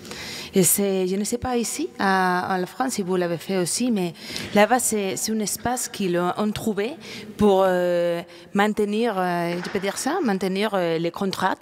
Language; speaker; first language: French; non-native, fluent; Spanish